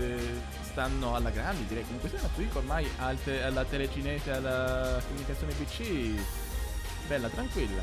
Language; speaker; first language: Italian; native; Italian